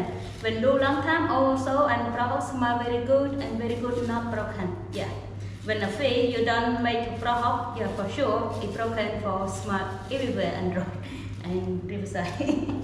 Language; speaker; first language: English; non-native, learner; Khmer